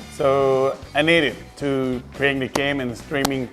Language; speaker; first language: English; non-native, learner; Thai